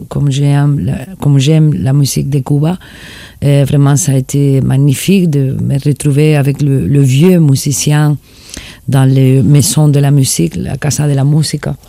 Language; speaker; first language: French; non-native, fluent; Spanish